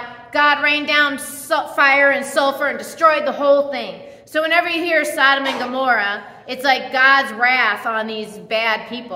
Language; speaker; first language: English; native; English